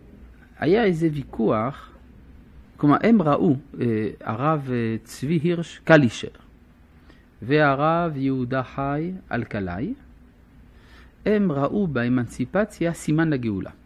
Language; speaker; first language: Hebrew; non-native, fluent; French